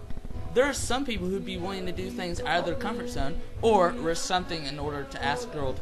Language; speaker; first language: English; native; English